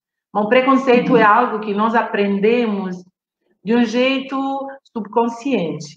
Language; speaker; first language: Portuguese; non-native, fluent; Italian